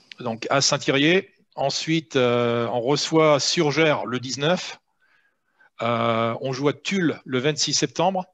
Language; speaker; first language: French; native; French